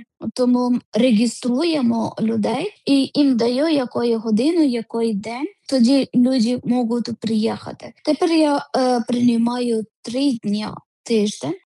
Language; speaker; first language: Ukrainian; non-native, learner; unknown